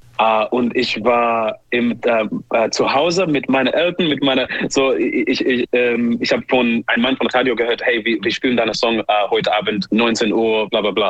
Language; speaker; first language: German; non-native, learner; English